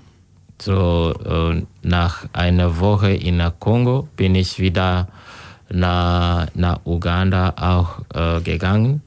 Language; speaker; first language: German; non-native, learner; Kinyarwanda